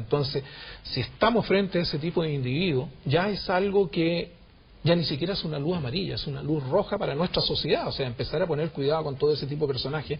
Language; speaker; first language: Spanish; native; Spanish